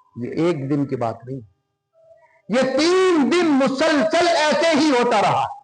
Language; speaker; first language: Urdu; non-native, local second language; Punjabi